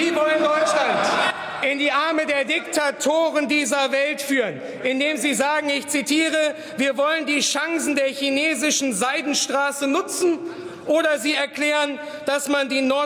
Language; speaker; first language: German; native; German